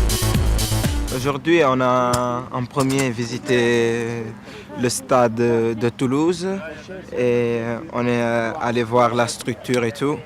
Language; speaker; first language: French; early bilingual, heritage; Italian